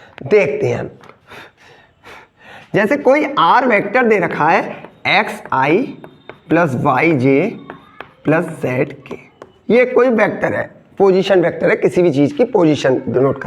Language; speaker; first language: Hindi; native; Hindi